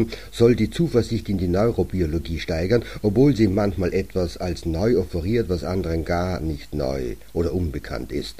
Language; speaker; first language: German; native; German